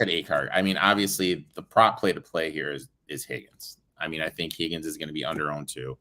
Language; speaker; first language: English; native; English